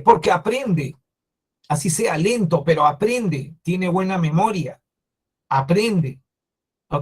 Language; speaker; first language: Spanish; native; Spanish